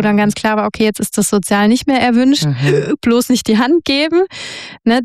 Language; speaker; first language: German; native; German